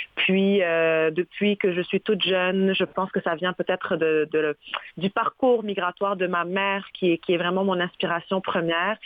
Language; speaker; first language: French; early bilingual, other home language; Arabic